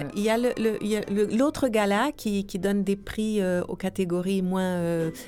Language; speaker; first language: French; non-native, fluent; Portuguese